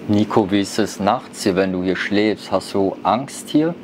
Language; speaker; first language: German; native; German